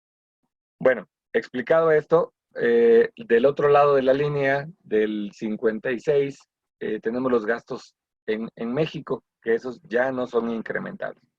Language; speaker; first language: Spanish; native; Spanish